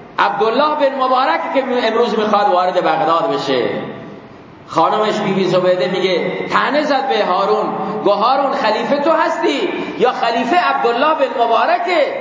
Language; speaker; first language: Persian; non-native, local second language; Baluchi